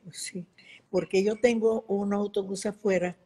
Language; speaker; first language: Spanish; early bilingual, other home language; Yiddish